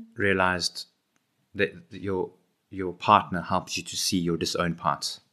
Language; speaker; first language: English; native; English